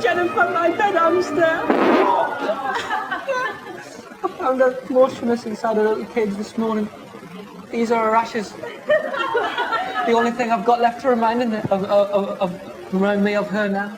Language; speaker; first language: English; native; English